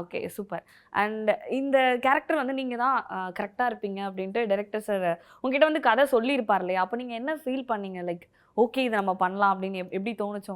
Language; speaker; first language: Tamil; native; Tamil